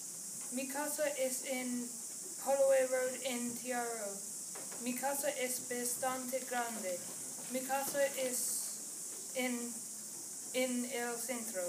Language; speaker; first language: Spanish; non-native, learner; English